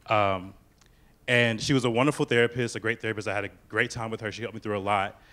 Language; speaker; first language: English; native; English